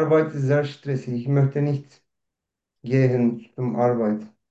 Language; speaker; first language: German; non-native, learner; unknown